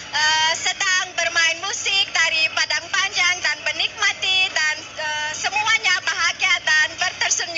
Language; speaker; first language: Indonesian; non-native, learner; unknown